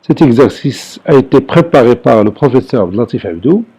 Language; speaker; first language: French; non-native, local second language; Arabic